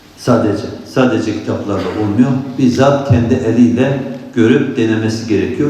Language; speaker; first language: Turkish; native; Turkish